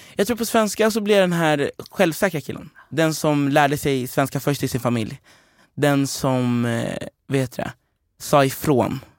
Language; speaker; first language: Swedish; early bilingual, other home language; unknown